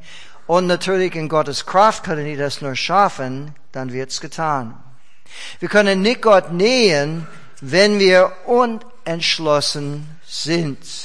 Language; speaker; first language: German; non-native, fluent; English